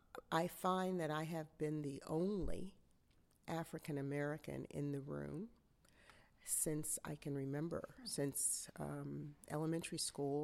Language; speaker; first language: English; native; English